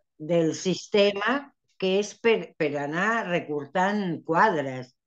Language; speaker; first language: Catalan; early bilingual, heritage; Spanish